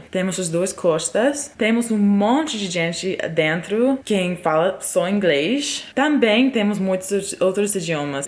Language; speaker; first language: Portuguese; non-native, fluent; English